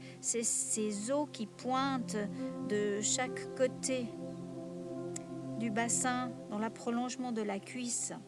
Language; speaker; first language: French; native; French